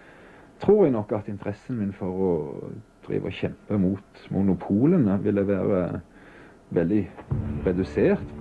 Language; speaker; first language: Norwegian; native; Norwegian